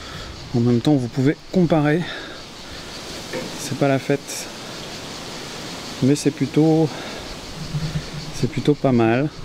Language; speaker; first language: French; native; French